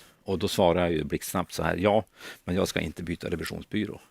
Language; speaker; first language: Swedish; native; Swedish